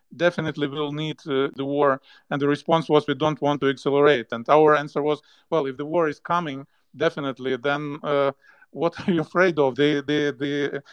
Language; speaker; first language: English; non-native, fluent; Ukrainian